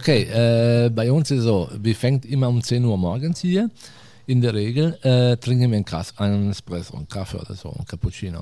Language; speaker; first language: German; non-native, fluent; Italian